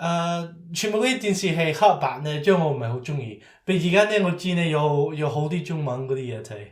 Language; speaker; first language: Cantonese; early bilingual, heritage; Cantonese